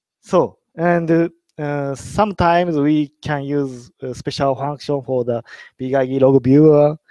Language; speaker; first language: English; non-native, learner; Japanese